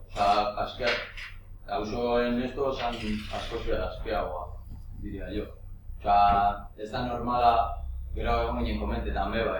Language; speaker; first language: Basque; native; Basque